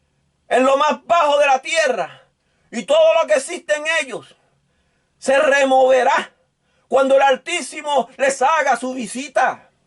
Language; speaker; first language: Spanish; native; Spanish